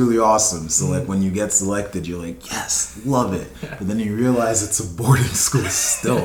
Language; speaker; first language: English; non-native, local second language; Yoruba